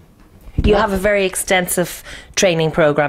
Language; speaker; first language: English; native; English